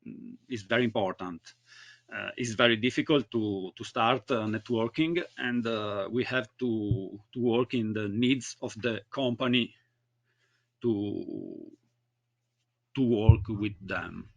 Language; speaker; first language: English; non-native, learner; Italian